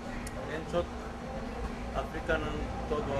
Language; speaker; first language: Turkish; early bilingual, heritage; Turkish